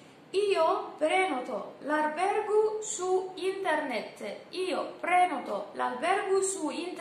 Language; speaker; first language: Italian; non-native, fluent; Arabic